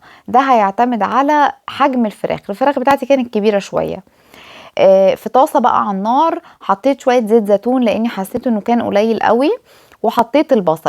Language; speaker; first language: Arabic; native; Arabic